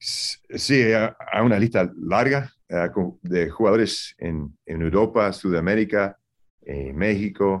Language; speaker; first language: Spanish; early bilingual, heritage; Spanish